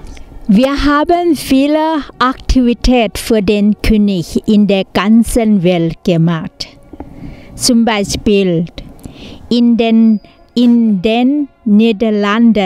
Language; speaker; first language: German; non-native, learner; Thai